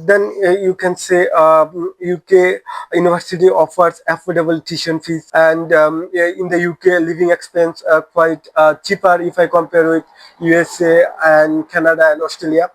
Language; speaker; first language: English; non-native, local second language; Bangla